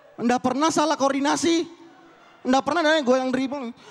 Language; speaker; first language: Indonesian; native; Indonesian